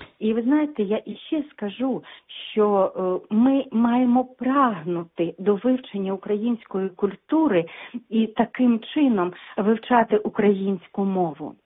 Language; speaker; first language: Ukrainian; non-native, local second language; Russian